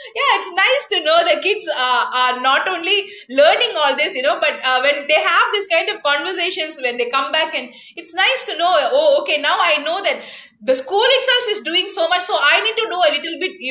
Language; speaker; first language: English; non-native, local second language; Tamil